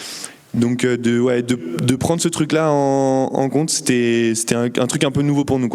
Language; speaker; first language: French; native; French